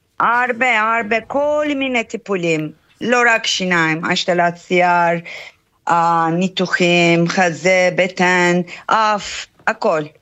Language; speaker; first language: Hebrew; non-native, fluent; Turkish